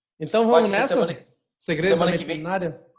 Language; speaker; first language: Portuguese; native; Portuguese